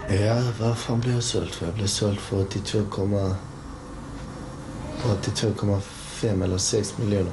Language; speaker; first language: Swedish; early bilingual, other home language; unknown